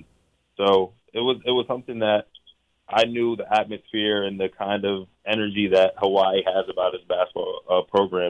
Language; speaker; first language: English; native; English